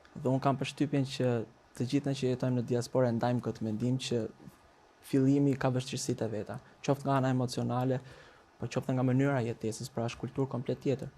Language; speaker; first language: Albanian; native; Albanian